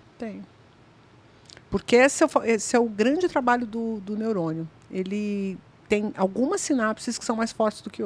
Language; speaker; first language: Portuguese; native; Portuguese